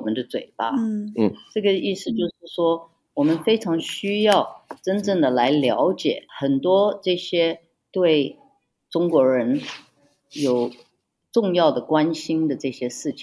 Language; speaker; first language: Chinese; early bilingual, heritage; Chinese